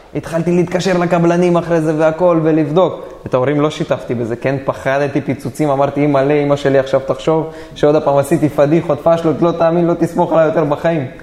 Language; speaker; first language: Hebrew; native; Hebrew